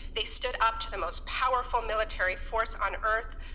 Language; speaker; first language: English; native; English